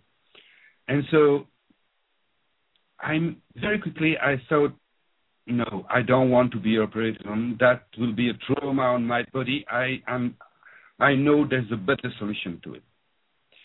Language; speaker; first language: English; non-native, fluent; French